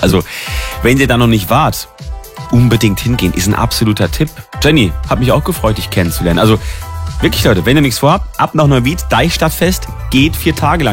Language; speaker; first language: German; native; German